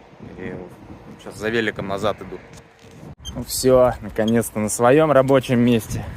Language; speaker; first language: Russian; native; Russian